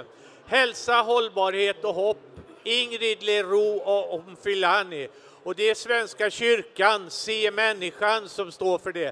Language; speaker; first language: Swedish; native; Swedish